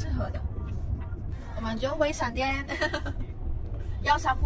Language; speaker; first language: Chinese; non-native, learner; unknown